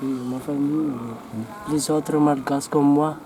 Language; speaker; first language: French; non-native, local second language; Malagasy